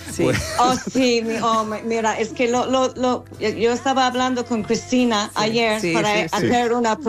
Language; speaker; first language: Spanish; non-native, learner; English